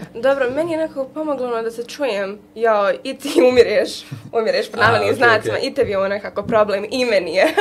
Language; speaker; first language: Bosnian; native; Bosnian